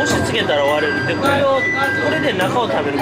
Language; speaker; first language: Japanese; native; Japanese